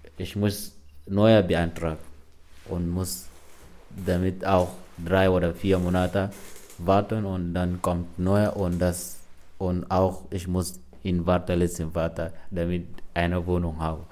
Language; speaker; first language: German; non-native, learner; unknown